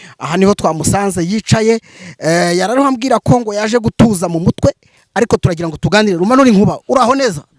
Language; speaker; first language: Kinyarwanda; native; Kinyarwanda